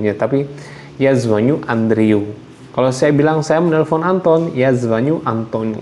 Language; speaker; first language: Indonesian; non-native, local second language; Javanese